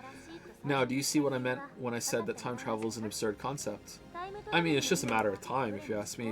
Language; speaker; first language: English; native; English